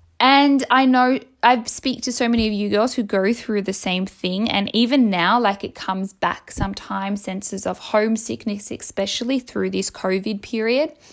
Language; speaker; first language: English; native; English